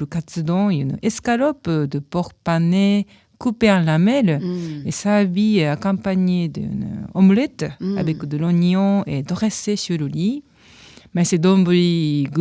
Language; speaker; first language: French; non-native, fluent; Japanese